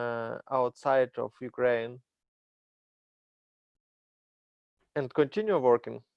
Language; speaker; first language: English; non-native, learner; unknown